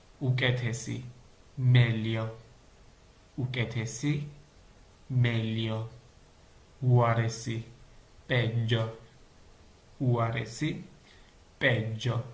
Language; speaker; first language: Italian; non-native, learner; Georgian